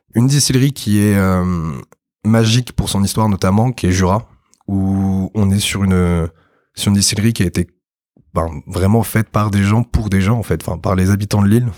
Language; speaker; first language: French; native; French